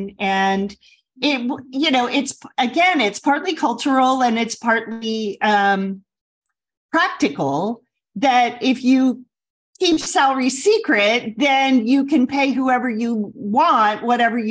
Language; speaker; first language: English; native; English